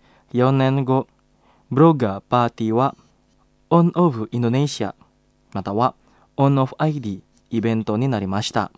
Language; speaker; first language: Japanese; non-native, fluent; Indonesian